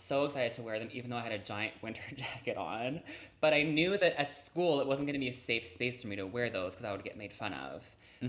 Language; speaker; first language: English; native; English